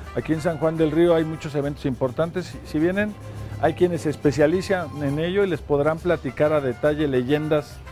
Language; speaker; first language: Spanish; native; Spanish